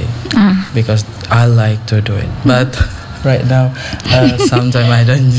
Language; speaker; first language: English; non-native, learner; Indonesian